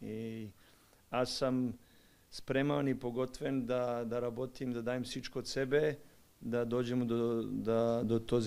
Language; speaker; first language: Bulgarian; non-native, learner; Serbian